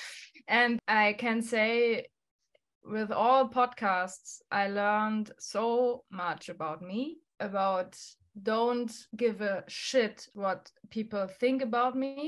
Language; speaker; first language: English; non-native, fluent; German